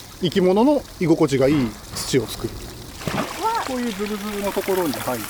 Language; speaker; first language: Japanese; native; Japanese